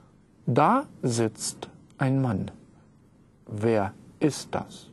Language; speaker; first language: German; non-native, fluent; Russian